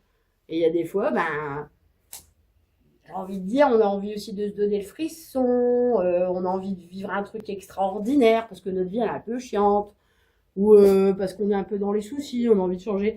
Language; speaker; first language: French; native; French